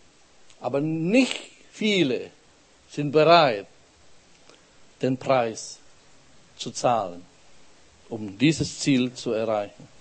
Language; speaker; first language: German; non-native, fluent; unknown